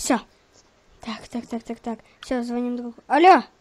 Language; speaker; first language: Russian; native; Russian